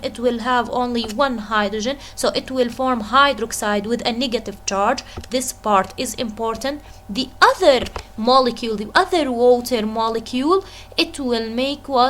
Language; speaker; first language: English; non-native, fluent; Arabic